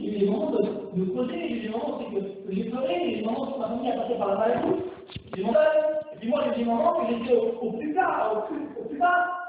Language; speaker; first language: French; native; French